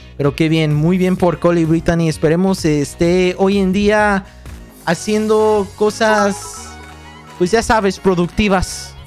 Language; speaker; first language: Spanish; native; Spanish